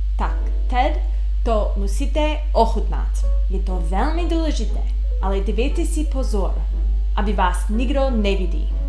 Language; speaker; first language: Czech; non-native, learner; English